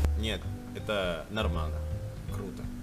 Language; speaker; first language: Russian; non-native, learner; Indonesian